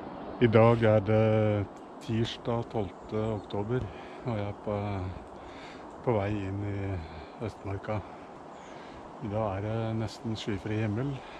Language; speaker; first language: Norwegian; native; Norwegian